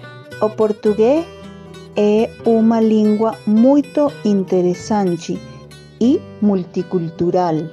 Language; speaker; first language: Portuguese; non-native, learner; Spanish